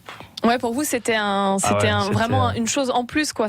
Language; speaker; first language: French; native; French